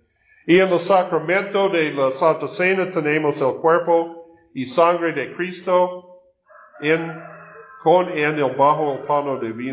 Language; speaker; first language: Spanish; non-native, learner; English